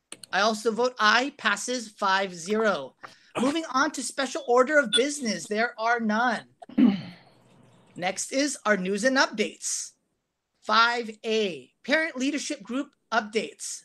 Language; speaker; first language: English; native; English